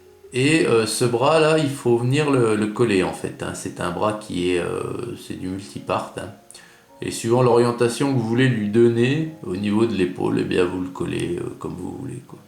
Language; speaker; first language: French; native; French